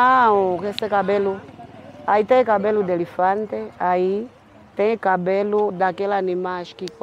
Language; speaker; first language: Portuguese; non-native, local second language; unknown